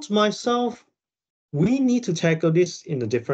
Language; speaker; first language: English; non-native, local second language; Chinese